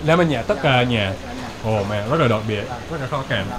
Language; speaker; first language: Vietnamese; non-native, learner; English